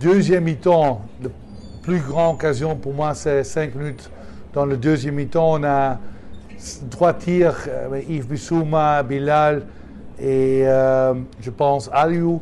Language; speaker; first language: French; non-native, fluent; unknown